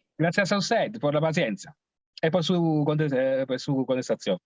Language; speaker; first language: Spanish; non-native, learner; Italian